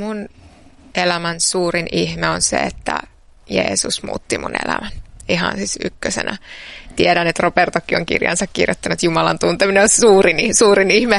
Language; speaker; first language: Finnish; native; Finnish